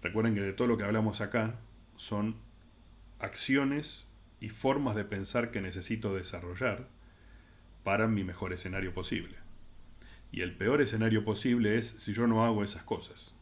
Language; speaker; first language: Spanish; native; Spanish